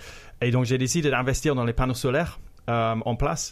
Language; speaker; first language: French; non-native, fluent; English